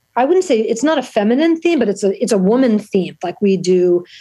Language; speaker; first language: English; native; English